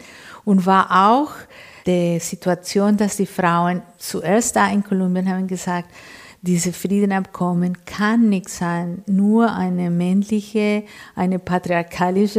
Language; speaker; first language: German; non-native, fluent; Spanish